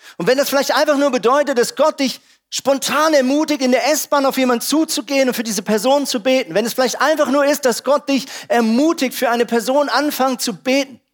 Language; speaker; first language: German; native; German